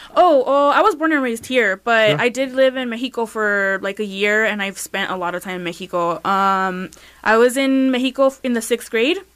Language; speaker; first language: English; early bilingual, other home language; Spanish